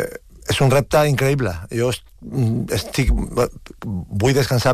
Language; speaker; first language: Catalan; non-native, local second language; Spanish